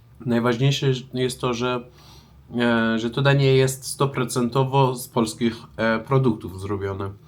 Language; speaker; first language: Polish; non-native, fluent; Persian